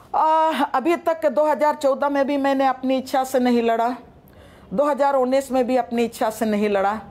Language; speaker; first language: Hindi; non-native, local second language; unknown